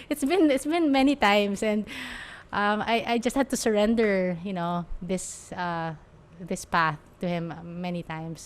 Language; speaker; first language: English; non-native, local second language; Filipino